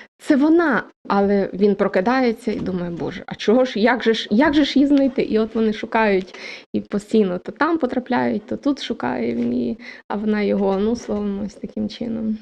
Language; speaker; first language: Ukrainian; native; Ukrainian